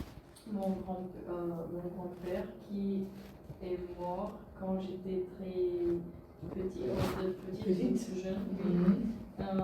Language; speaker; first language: French; non-native, learner; Bulgarian